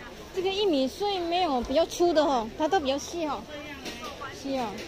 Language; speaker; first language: Chinese; native; Chinese